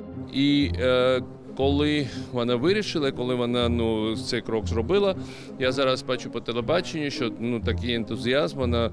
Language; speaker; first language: Ukrainian; non-native, learner; Georgian